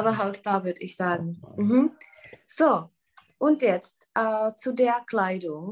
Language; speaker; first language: German; non-native, fluent; Czech